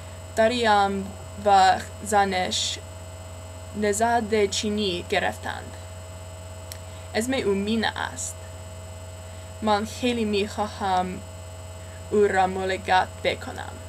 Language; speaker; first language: Persian; non-native, learner; English